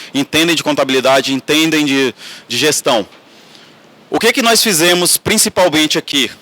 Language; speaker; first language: Portuguese; native; Portuguese